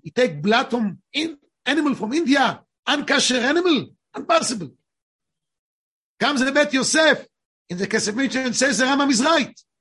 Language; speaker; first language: English; non-native, fluent; Hebrew